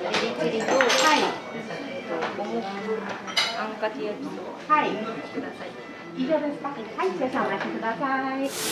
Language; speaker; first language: Japanese; non-native, fluent; Chinese